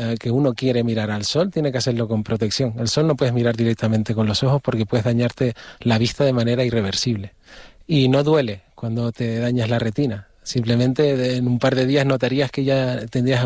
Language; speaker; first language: Spanish; native; Spanish